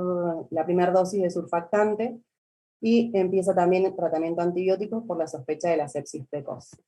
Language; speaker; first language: Spanish; native; Spanish